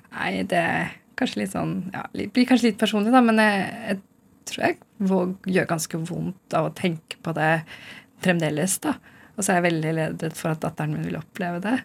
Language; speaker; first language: Norwegian; non-native, local second language; Urdu